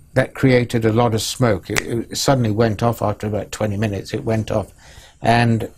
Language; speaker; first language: English; native; English